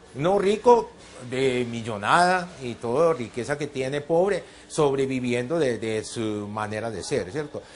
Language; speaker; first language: Spanish; non-native, fluent; Japanese